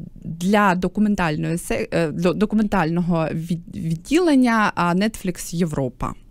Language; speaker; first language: Ukrainian; native; Ukrainian